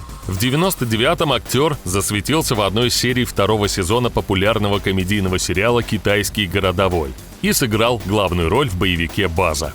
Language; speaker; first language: Russian; native; Russian